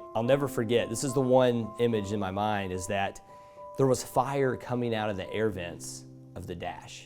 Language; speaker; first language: English; native; English